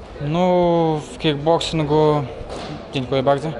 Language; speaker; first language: Polish; non-native, learner; Ukrainian